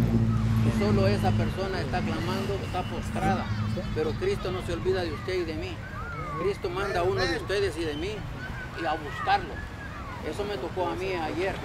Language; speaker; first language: Spanish; native; Spanish